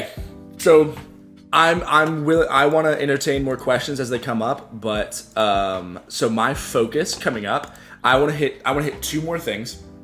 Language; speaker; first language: English; native; English